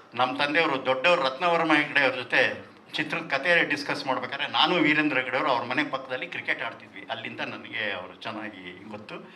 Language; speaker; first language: Kannada; non-native, local second language; Tulu